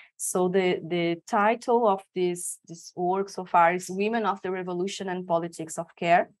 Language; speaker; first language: English; non-native, fluent; Portuguese